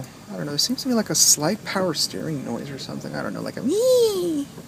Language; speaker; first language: English; native; English